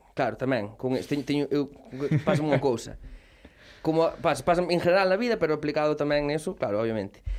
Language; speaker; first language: Galician; non-native, local second language; Spanish